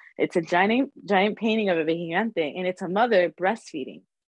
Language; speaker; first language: English; early bilingual, other home language; Spanish